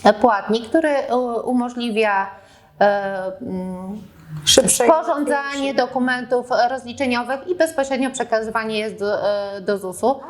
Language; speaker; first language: Polish; native; Polish